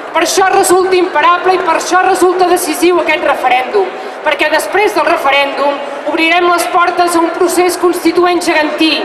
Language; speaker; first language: Catalan; native; Catalan